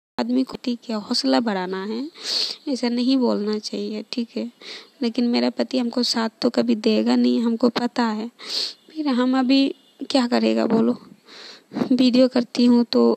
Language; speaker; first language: Hindi; non-native, local second language; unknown